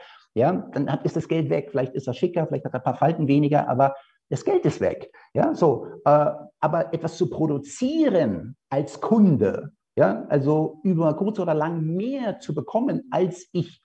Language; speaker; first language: German; native; German